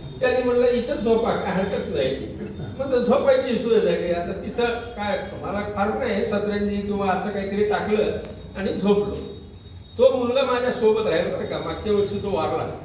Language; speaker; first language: Marathi; non-native, local second language; Urdu